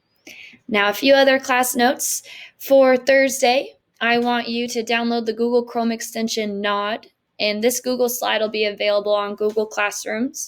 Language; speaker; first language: English; native; English